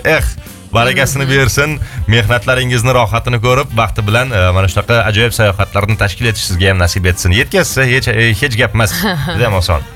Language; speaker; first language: Uzbek; native; Uzbek